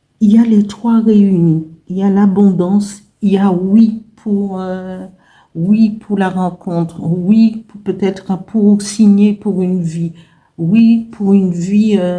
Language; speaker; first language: French; native; French